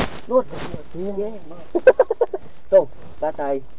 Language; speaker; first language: English; non-native, learner; Slovak